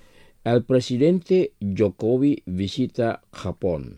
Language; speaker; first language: Spanish; non-native, fluent; Indonesian